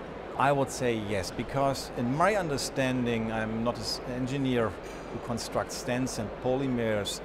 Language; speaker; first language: English; non-native, fluent; German